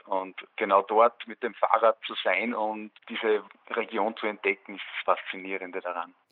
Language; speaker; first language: German; native; German